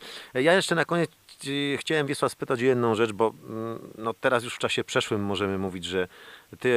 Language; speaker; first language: Polish; native; Polish